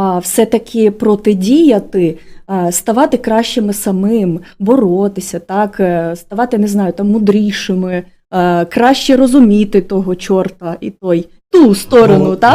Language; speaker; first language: Ukrainian; native; Ukrainian